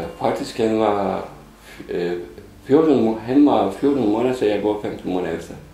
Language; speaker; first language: Danish; non-native, learner; Turkish